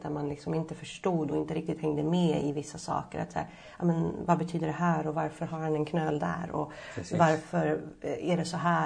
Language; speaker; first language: Swedish; native; Swedish